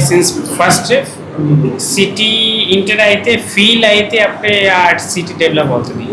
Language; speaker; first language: Telugu; non-native, fluent; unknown